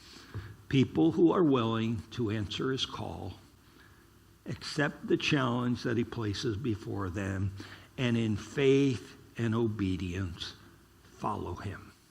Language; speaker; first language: English; native; English